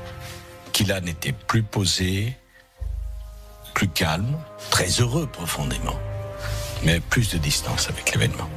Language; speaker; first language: French; native; French